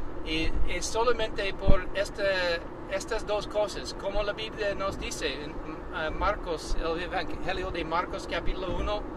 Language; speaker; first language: Spanish; non-native, learner; English